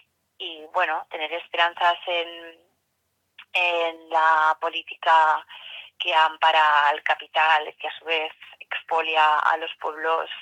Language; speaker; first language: Spanish; native; Spanish